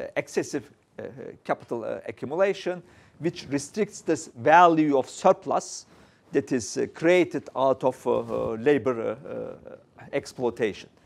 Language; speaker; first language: English; non-native, fluent; Turkish